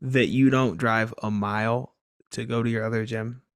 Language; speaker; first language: English; native; English